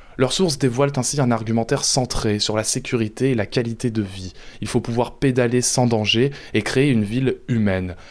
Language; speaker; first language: French; native; French